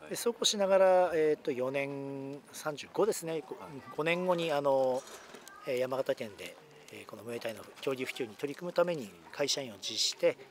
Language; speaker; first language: Japanese; native; Japanese